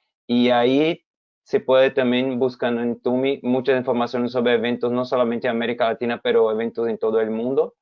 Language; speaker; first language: Spanish; non-native, fluent; Portuguese